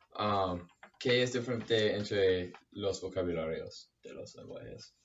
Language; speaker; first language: Spanish; non-native, learner; English